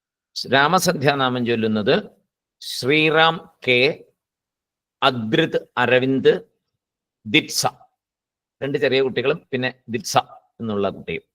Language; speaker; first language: Malayalam; native; Malayalam